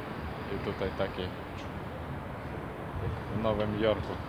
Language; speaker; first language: Polish; non-native, fluent; Ukrainian